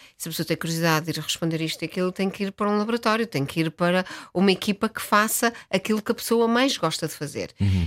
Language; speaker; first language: Portuguese; native; Portuguese